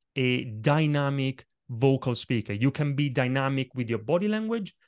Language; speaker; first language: English; non-native, fluent; Italian